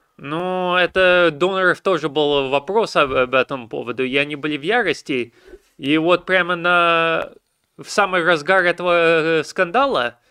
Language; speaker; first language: Russian; early bilingual, heritage; Russian